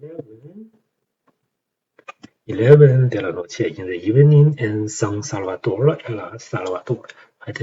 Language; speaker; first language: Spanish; non-native, learner; Chinese